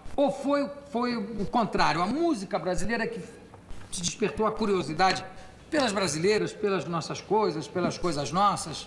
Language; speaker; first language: Portuguese; native; Portuguese